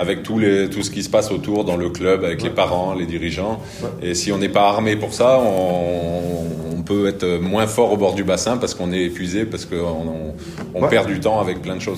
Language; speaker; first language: French; native; French